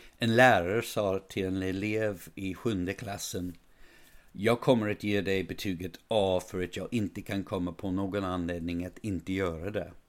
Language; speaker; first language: Swedish; non-native, fluent; English